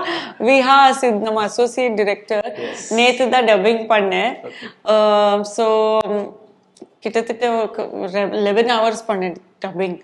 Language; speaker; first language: Tamil; non-native, local second language; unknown